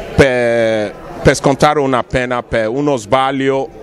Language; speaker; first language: Italian; non-native, fluent; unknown